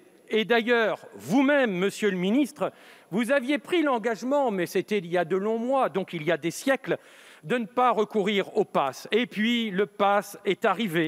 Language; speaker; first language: French; native; French